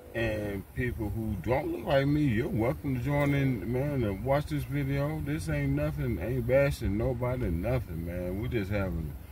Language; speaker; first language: English; native; English